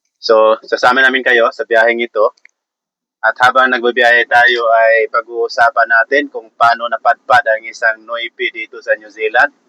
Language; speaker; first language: Filipino; non-native, local second language; Cebuano